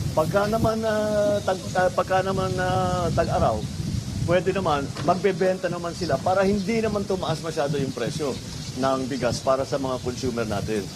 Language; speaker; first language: Filipino; native; Filipino